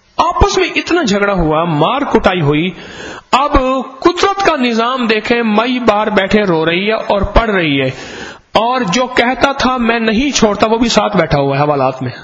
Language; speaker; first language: Urdu; non-native, local second language; Punjabi